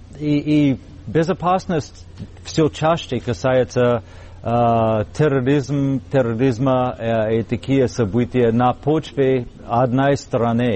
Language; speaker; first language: Russian; non-native, learner; English